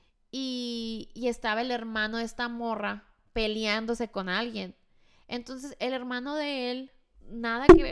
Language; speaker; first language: Spanish; early bilingual, heritage; Spanish